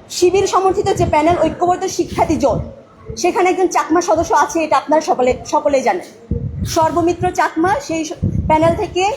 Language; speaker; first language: Bangla; non-native, local second language; Chakma